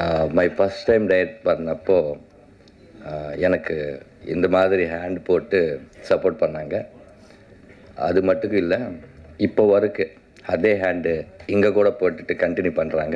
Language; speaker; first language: Tamil; non-native, learner; Telugu